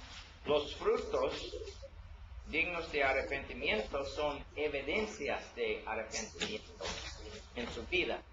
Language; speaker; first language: Spanish; non-native, learner; English